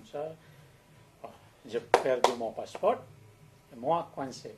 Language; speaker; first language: French; non-native, learner; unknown